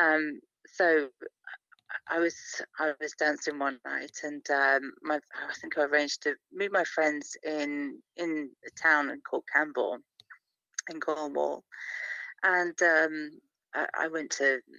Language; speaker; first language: English; native; English